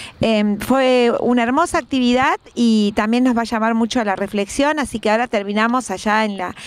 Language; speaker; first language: Spanish; native; Spanish